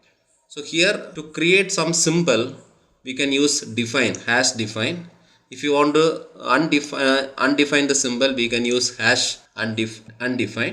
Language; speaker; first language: English; non-native, local second language; Tamil